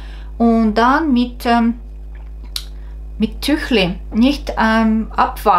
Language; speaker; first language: German; non-native, fluent; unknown